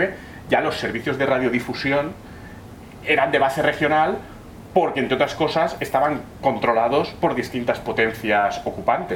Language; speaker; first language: Spanish; native; Spanish